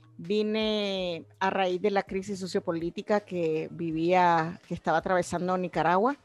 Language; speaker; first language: Spanish; native; Spanish